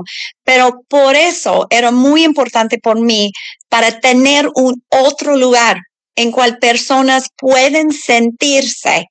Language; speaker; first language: Spanish; non-native, learner; English